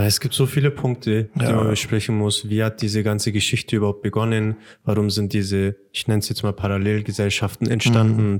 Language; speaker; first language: German; early bilingual, other home language; Turkish